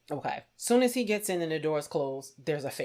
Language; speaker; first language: English; native; English